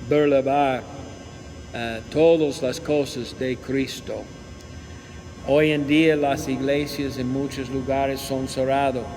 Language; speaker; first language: Spanish; non-native, learner; English